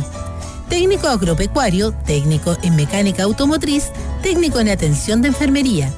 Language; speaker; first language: Spanish; native; Spanish